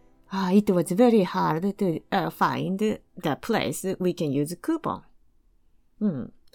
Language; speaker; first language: English; non-native, fluent; Japanese